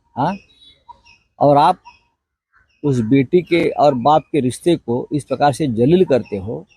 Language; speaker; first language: Hindi; non-native, local second language; Marathi